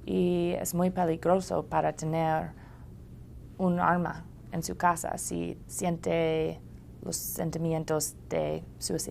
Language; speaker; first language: Spanish; non-native, learner; English